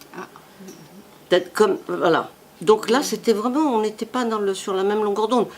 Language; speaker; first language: French; non-native, fluent; Italian